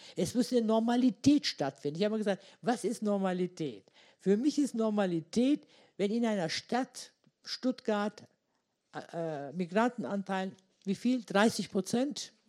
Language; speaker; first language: German; early bilingual, other home language; Turkish